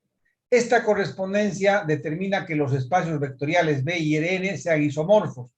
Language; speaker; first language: Spanish; native; Spanish